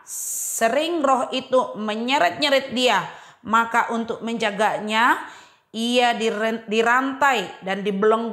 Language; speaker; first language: Indonesian; native; Indonesian